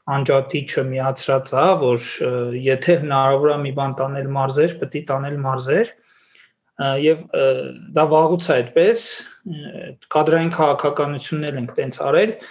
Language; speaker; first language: Armenian; native; Armenian